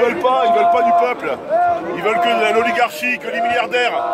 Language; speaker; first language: French; native; French